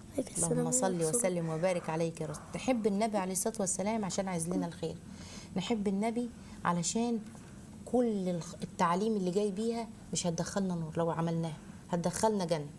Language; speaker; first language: Arabic; native; Arabic